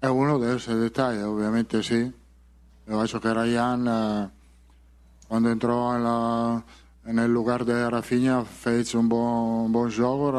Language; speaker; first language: Portuguese; non-native, learner; Italian